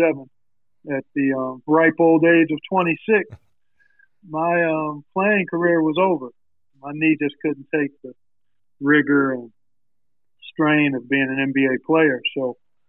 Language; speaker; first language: English; native; English